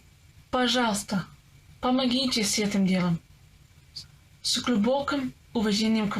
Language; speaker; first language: Russian; non-native, learner; English